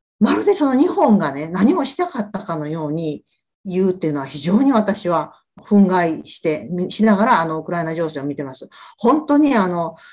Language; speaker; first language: Japanese; native; Japanese